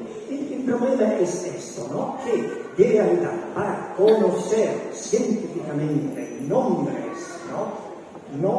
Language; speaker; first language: Spanish; non-native, learner; Italian